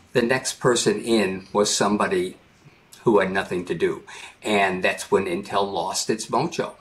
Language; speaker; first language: English; native; English